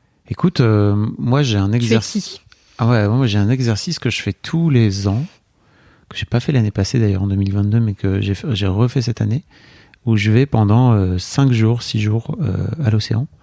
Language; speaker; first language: French; native; French